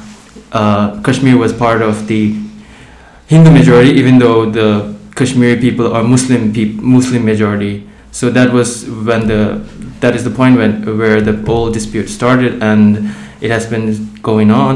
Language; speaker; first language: English; non-native, local second language; Tibetan